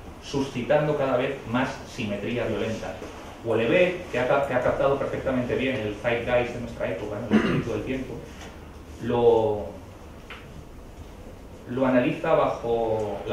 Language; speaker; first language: Spanish; native; Spanish